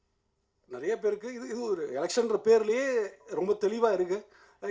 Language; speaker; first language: Tamil; native; Tamil